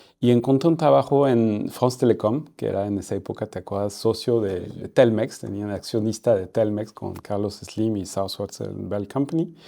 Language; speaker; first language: Spanish; non-native, fluent; French